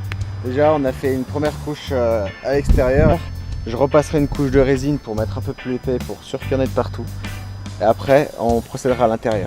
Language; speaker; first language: French; native; French